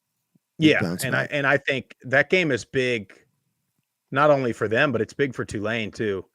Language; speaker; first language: English; native; English